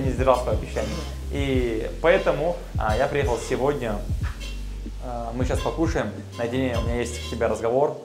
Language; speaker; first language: Russian; native; Russian